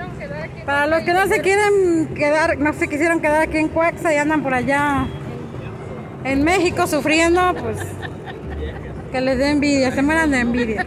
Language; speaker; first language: Spanish; native; Spanish